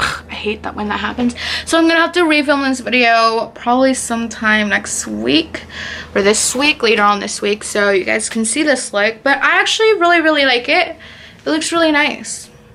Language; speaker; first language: English; early bilingual, other home language; Spanish